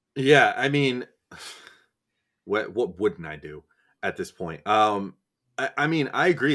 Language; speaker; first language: English; native; English